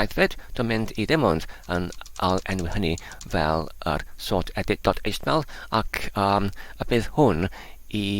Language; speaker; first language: Welsh; non-native, learner; English